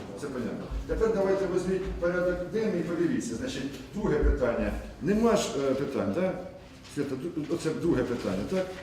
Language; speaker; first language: Ukrainian; native; Ukrainian